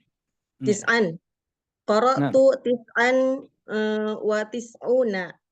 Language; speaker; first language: Arabic; non-native, learner; Indonesian